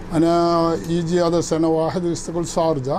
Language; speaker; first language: Arabic; non-native, learner; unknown